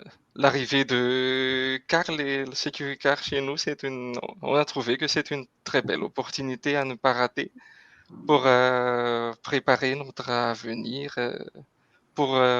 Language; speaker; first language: French; non-native, local second language; Malagasy